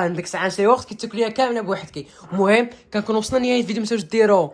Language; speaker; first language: Arabic; native; Arabic